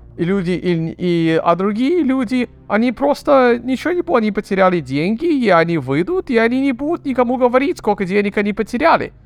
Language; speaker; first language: Russian; early bilingual, heritage; Russian